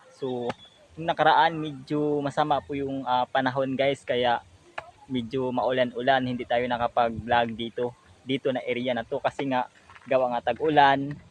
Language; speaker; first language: Filipino; non-native, local second language; Cebuano